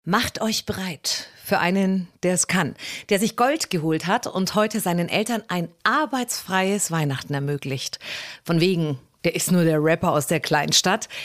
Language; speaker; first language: German; native; German